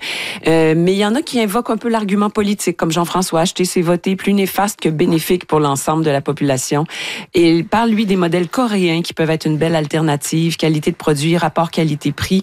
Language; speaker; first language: French; native; French